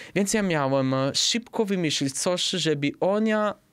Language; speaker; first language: Polish; non-native, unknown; Italian